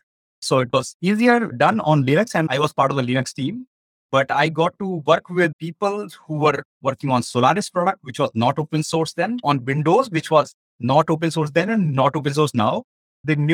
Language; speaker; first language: English; non-native, local second language; Hindi